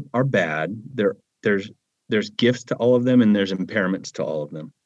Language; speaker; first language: English; native; English